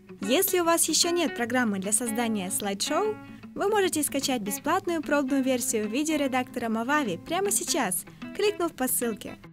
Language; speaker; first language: Russian; native; Russian